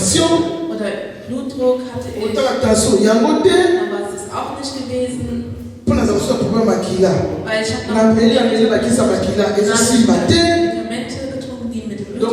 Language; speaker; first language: German; non-native, fluent; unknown